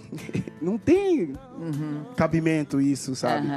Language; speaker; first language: Portuguese; non-native, fluent; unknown